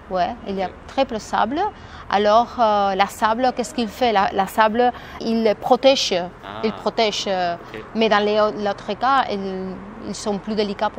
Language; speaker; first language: French; non-native, fluent; Spanish